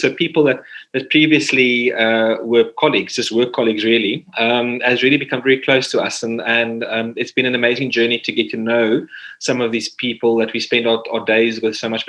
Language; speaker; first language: English; non-native, local second language; Afrikaans